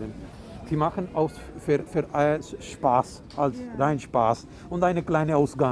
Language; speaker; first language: German; non-native, fluent; Urdu